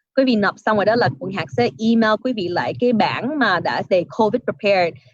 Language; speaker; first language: Vietnamese; early bilingual, heritage; Vietnamese